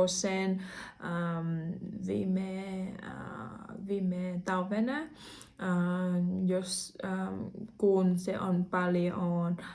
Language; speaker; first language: Finnish; non-native, learner; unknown